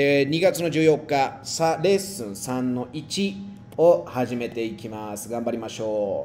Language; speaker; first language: Japanese; non-native, fluent; Spanish